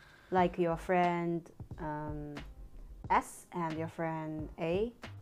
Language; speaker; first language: English; non-native, fluent; Chinese